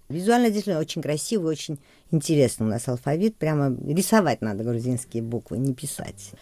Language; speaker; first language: Russian; non-native, local second language; Georgian